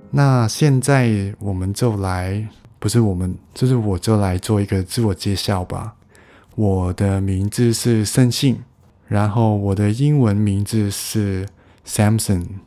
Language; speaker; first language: Chinese; non-native, local second language; Cantonese